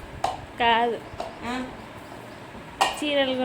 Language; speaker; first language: Telugu; native; Telugu